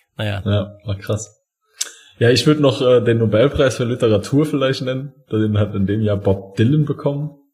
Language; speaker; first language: German; native; German